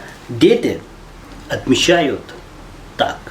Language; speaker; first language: Russian; non-native, learner; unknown